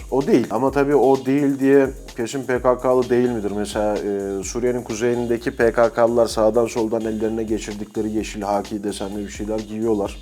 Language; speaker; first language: Turkish; native; Turkish